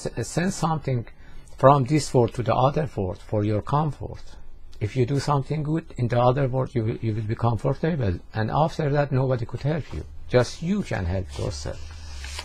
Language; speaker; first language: English; non-native, fluent; Persian